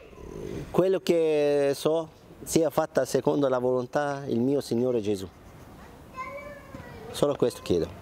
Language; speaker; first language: Italian; non-native, fluent; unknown